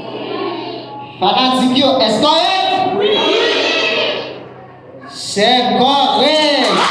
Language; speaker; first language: French; non-native, local second language; Haitian Creole